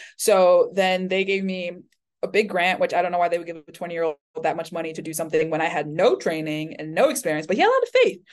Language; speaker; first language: English; early bilingual, other home language; Chinese